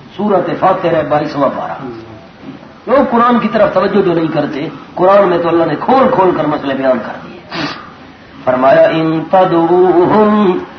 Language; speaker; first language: Urdu; non-native, local second language; Pashto